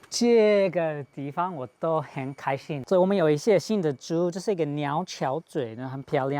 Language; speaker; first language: Chinese; non-native, fluent; English